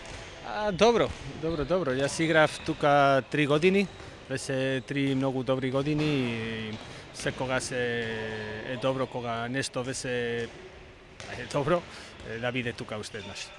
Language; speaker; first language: Macedonian; non-native, learner; Spanish